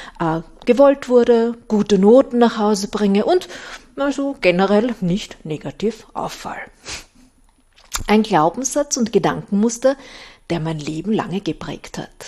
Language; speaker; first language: German; native; German